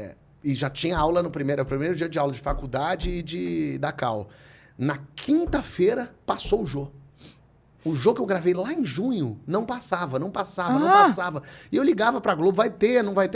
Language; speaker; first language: Portuguese; native; Portuguese